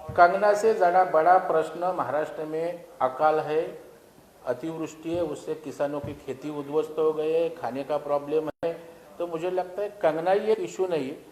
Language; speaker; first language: Hindi; non-native, local second language; Marathi